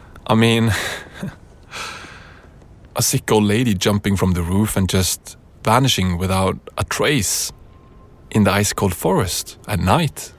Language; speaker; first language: English; non-native, fluent; Norwegian